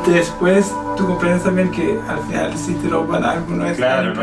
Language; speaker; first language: Spanish; non-native, fluent; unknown